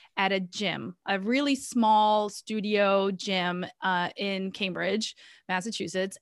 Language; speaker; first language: English; native; English